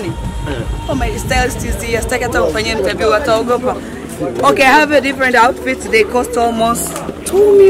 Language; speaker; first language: English; non-native, learner; Swahili